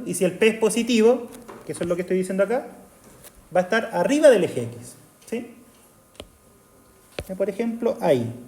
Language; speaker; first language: Spanish; native; Spanish